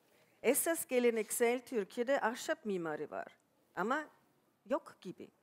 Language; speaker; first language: Turkish; non-native, fluent; German